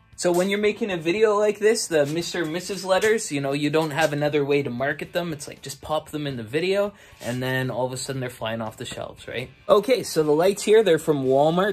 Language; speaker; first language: English; native; English